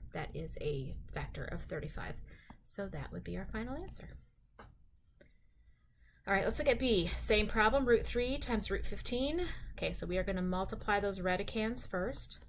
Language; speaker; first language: English; native; English